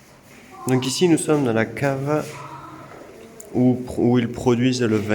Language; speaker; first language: French; native; French